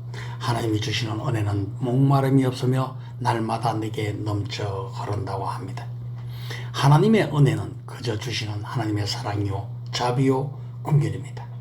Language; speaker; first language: Korean; native; Korean